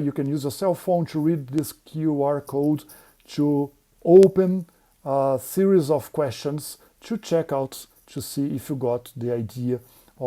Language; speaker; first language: English; non-native, fluent; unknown